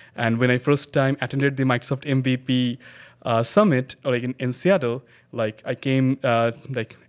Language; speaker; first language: English; non-native, local second language; Bangla